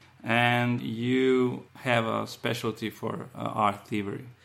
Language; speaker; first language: English; non-native, fluent; Slovenian